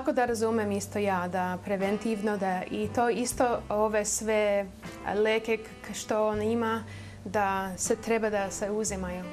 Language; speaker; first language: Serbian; early bilingual, heritage; Serbian